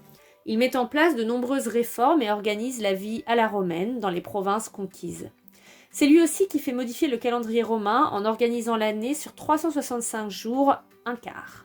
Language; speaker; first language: French; native; French